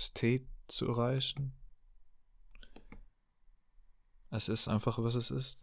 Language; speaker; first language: German; non-native, learner; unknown